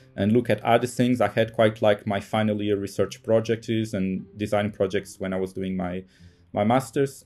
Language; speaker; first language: English; non-native, fluent; Portuguese